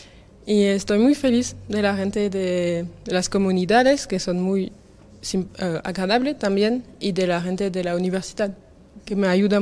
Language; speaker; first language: Spanish; non-native, learner; French